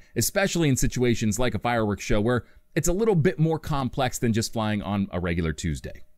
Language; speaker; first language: English; native; English